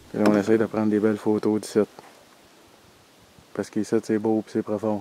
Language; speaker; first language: French; native; French